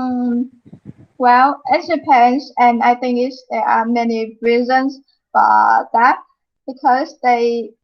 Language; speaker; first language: English; non-native, fluent; Vietnamese